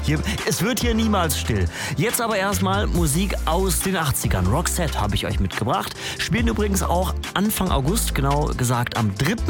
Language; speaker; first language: German; native; German